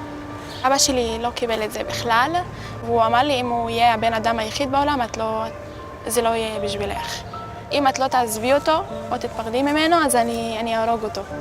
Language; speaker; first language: Hebrew; non-native, local second language; Arabic